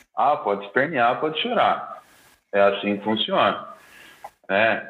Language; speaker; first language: Portuguese; native; Portuguese